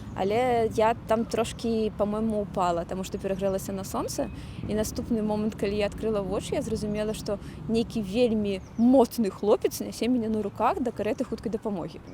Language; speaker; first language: Belarusian; native; Belarusian